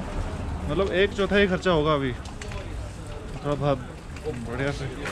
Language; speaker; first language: Hindi; non-native, local second language; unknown